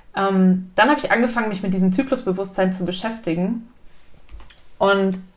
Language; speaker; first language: German; native; German